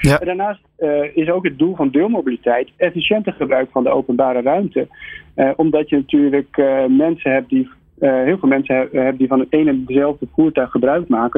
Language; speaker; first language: Dutch; native; Dutch